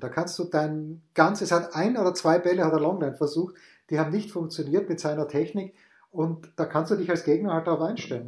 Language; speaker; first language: German; native; German